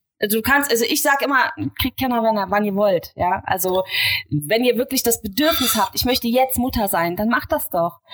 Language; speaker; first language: German; native; German